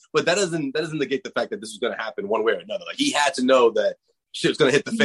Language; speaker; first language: English; native; English